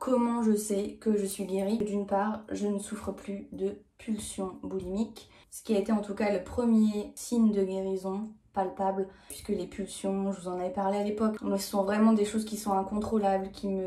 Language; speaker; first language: French; native; French